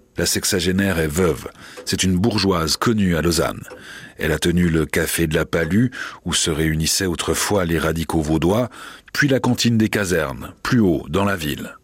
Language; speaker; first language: French; native; French